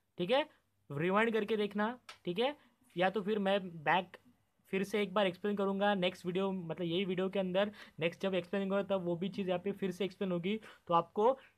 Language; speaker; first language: Hindi; non-native, local second language; Marathi